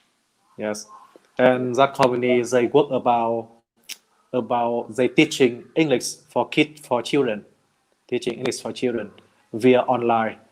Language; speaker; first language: English; non-native, learner; Vietnamese